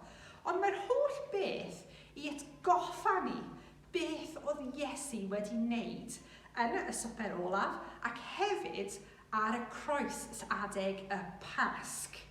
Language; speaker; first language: Welsh; non-native, local second language; English